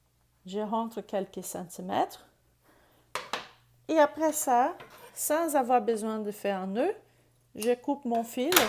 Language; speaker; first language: French; non-native, fluent; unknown